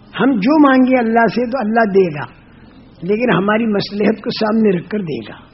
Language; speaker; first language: Urdu; non-native, local second language; Gujarati